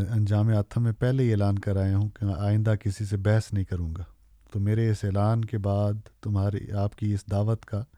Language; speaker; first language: Urdu; native; Urdu